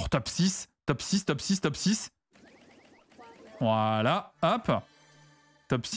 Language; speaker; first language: French; native; French